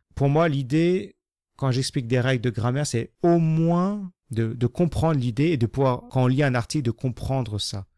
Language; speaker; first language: French; native; French